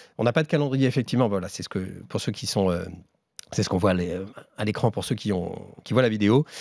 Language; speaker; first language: French; native; French